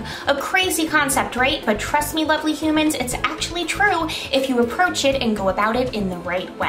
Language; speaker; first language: English; native; English